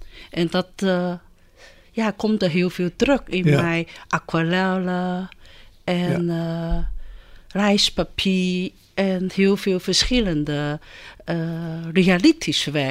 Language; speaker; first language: Dutch; non-native, fluent; Chinese